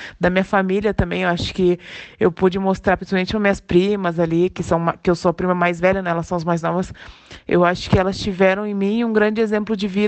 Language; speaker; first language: Portuguese; native; Portuguese